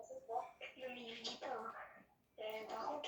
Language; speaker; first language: French; native; French